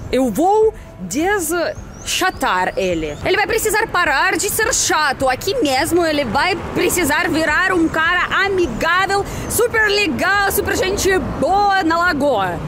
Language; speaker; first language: Portuguese; non-native, fluent; Russian